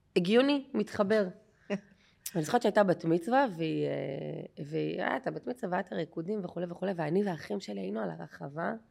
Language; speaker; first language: Hebrew; native; Hebrew